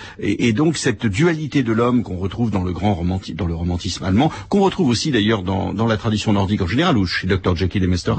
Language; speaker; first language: French; native; French